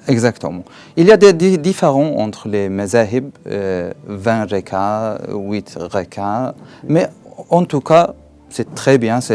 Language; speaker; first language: French; non-native, learner; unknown